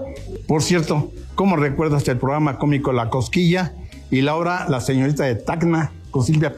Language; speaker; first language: Spanish; native; Spanish